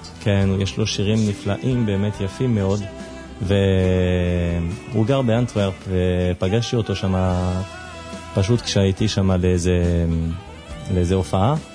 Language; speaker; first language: Hebrew; non-native, fluent; French